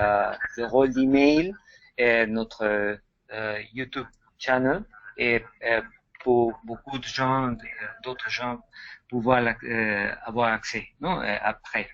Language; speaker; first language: French; non-native, fluent; Spanish